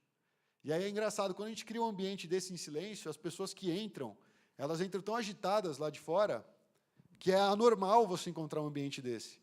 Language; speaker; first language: Portuguese; native; Portuguese